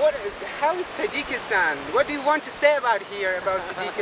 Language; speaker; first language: English; non-native, learner; Tajik